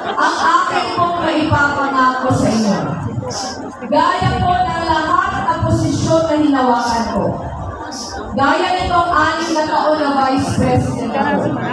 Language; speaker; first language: Filipino; non-native, local second language; Bikol